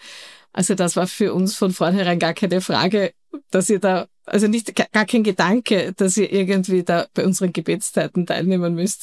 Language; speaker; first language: German; native; German